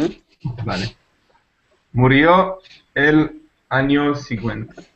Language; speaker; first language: Spanish; non-native, learner; Hebrew